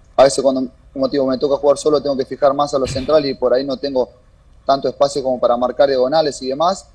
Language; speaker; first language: Spanish; native; Spanish